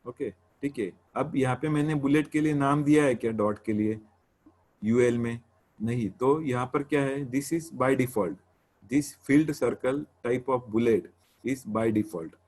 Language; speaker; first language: Hindi; non-native, local second language; Marathi